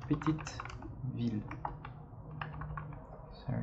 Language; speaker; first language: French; non-native, fluent; Portuguese